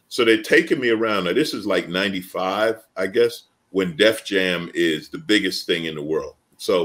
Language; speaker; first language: English; native; English